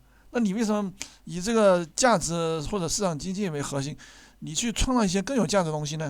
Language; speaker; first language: Chinese; native; Chinese